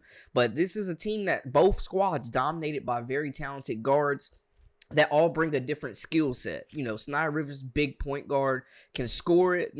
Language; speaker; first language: English; native; English